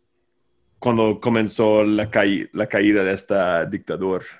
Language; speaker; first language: Spanish; non-native, fluent; English